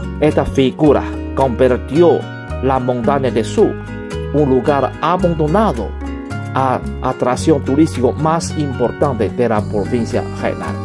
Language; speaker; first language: Spanish; non-native, learner; Chinese